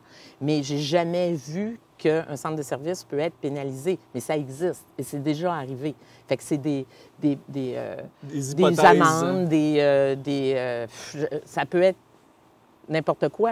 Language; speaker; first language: French; native; French